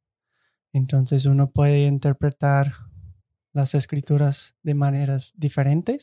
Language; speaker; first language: Spanish; non-native, fluent; English